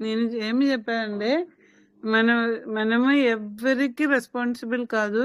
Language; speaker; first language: Telugu; non-native, local second language; Hindi